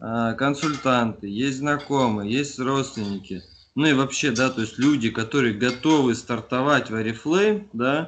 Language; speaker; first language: Russian; native; Russian